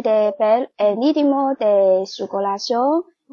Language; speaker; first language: Spanish; non-native, learner; Chinese